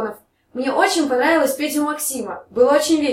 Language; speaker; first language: Russian; native; Russian